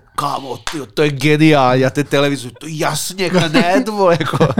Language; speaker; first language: Czech; non-native, fluent; Serbian